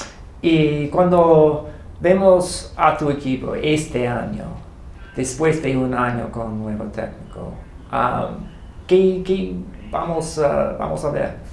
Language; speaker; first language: Spanish; non-native, learner; English